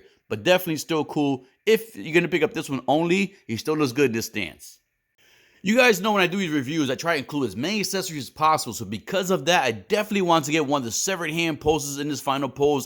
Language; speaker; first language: English; native; English